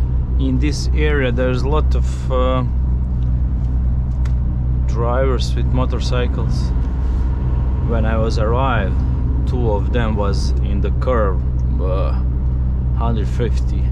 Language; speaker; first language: English; non-native, learner; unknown